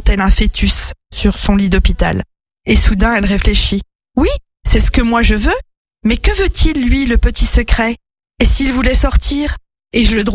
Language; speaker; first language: French; native; French